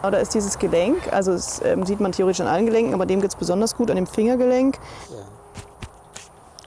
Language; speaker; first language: German; native; German